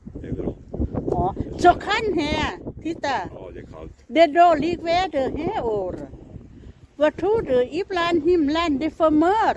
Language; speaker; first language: Swedish; non-native, learner; Thai